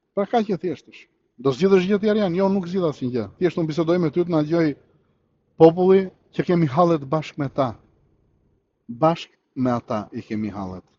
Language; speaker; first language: Albanian; early bilingual, heritage; Albanian